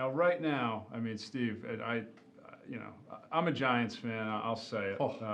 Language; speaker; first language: English; native; English